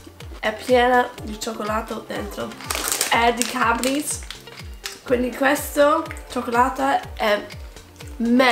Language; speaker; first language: Italian; non-native, fluent; English